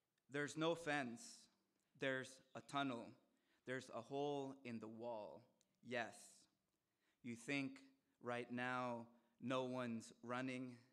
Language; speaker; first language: English; early bilingual, other home language; Spanish